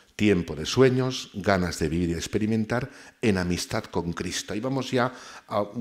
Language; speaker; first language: Spanish; native; Spanish